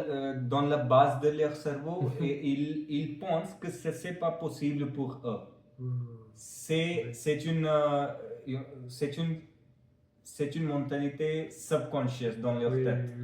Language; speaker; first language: French; non-native, fluent; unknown